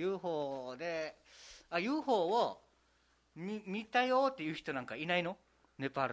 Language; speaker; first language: Japanese; native; Japanese